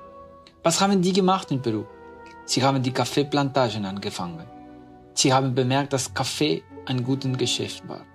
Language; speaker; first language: German; non-native, fluent; Spanish